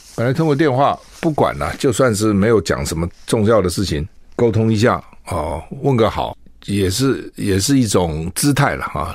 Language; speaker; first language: Chinese; native; Chinese